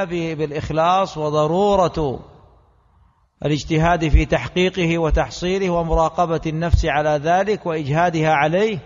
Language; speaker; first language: Arabic; native; Arabic